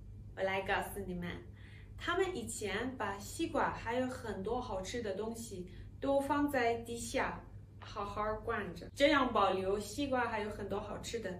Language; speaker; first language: Chinese; non-native, fluent; Persian